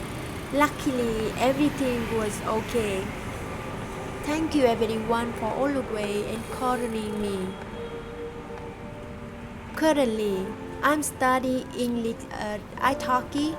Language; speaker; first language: English; non-native, learner; Vietnamese